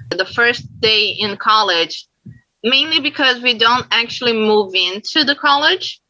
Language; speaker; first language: English; non-native, fluent; Portuguese